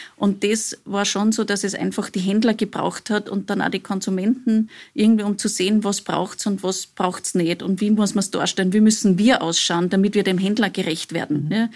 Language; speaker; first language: German; native; German